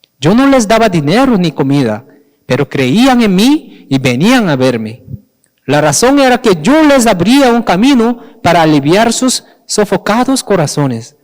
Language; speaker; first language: Spanish; non-native, fluent; Korean